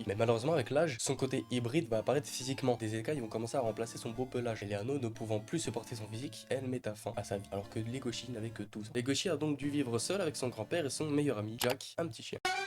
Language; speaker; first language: French; native; French